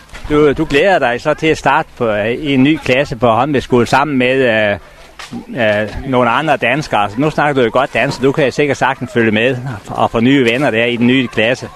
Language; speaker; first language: Danish; native; Danish